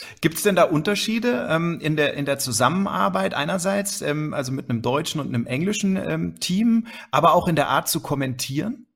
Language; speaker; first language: German; native; German